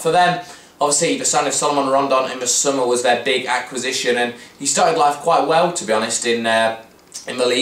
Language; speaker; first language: English; native; English